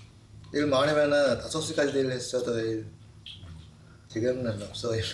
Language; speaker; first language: Korean; non-native, learner; Sinhala